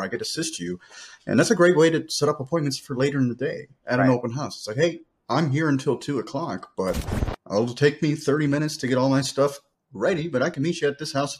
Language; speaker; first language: English; native; English